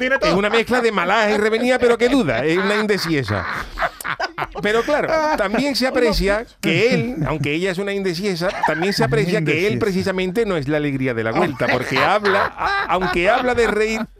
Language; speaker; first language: Spanish; native; Spanish